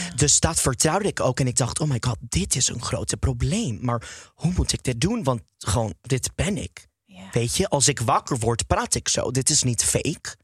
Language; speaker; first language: Dutch; non-native, fluent; English